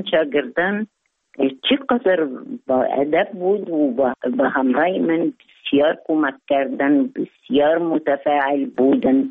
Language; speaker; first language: Persian; non-native, fluent; Arabic